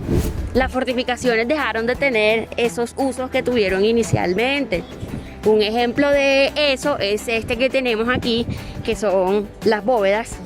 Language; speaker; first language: Spanish; native; Spanish